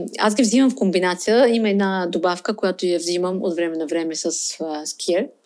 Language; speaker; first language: Bulgarian; non-native, fluent; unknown